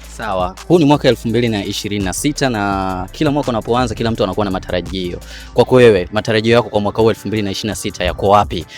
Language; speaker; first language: Swahili; native; Swahili